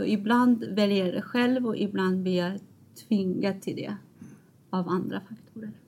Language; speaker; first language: Swedish; non-native, fluent; Persian